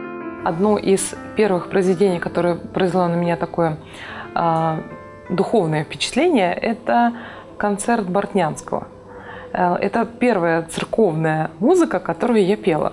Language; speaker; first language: Russian; native; Russian